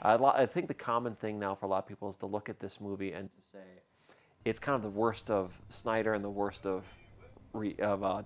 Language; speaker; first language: English; native; English